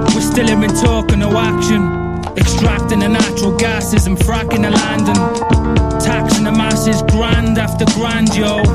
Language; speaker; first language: English; native; English